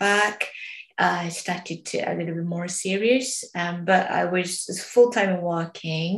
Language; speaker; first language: English; non-native, learner; Japanese